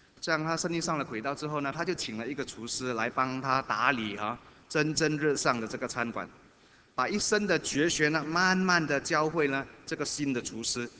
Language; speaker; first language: Chinese; native; Chinese